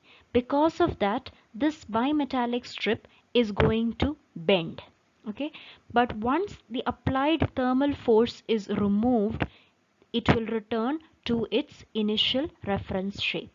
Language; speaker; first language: English; non-native, local second language; Malayalam